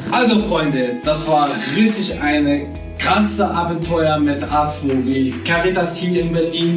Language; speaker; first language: German; non-native, fluent; Arabic